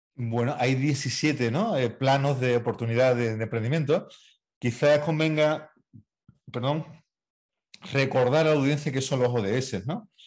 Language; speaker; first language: Spanish; native; Spanish